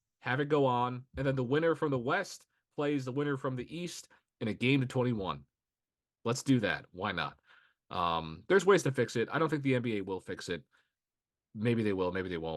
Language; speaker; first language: English; native; English